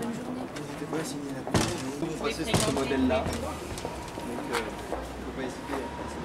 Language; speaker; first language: French; native; French